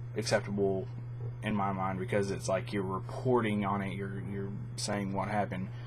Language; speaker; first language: English; native; English